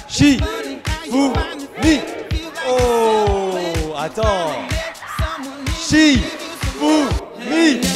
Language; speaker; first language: French; native; French